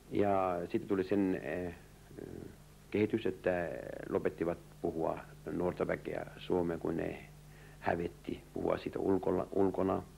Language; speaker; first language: Finnish; early bilingual, heritage; Finnish